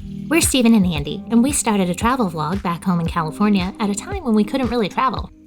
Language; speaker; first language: English; native; English